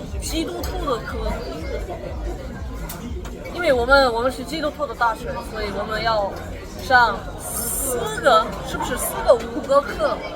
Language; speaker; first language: Chinese; non-native, learner; Korean